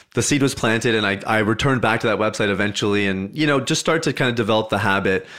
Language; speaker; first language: English; early bilingual, other home language; Hindi